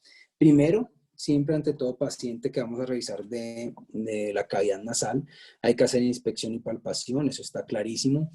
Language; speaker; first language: Spanish; native; Spanish